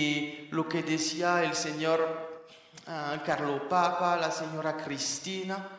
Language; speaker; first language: Spanish; non-native, fluent; French